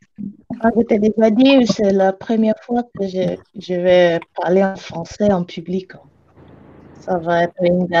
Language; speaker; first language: French; non-native, fluent; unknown